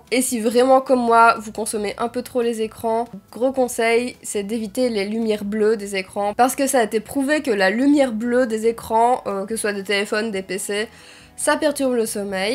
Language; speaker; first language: French; native; French